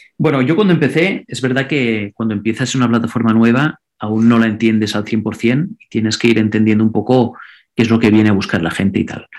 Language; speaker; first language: Spanish; non-native, local second language; Catalan